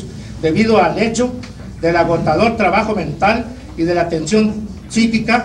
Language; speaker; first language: Spanish; native; Spanish